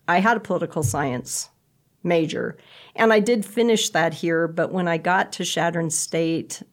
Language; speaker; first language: English; native; English